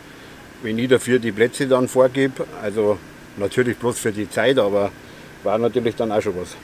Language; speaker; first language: German; native; German